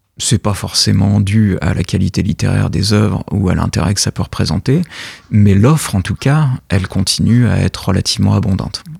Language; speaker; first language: French; native; French